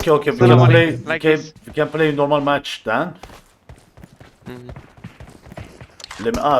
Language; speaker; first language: English; non-native, learner; Turkish